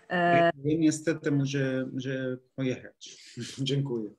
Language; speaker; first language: Polish; non-native, learner; Italian